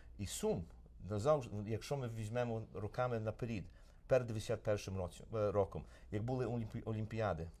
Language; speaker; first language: Ukrainian; early bilingual, heritage; Ukrainian